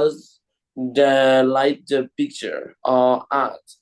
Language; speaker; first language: English; non-native, learner; Thai